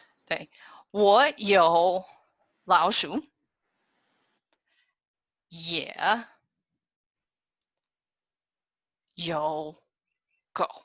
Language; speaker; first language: Chinese; non-native, fluent; English